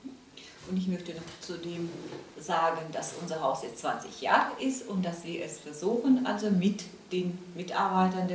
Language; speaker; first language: German; non-native, fluent; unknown